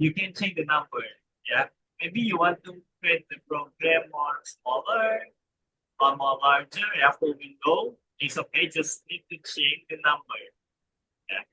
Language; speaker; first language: English; non-native, learner; Indonesian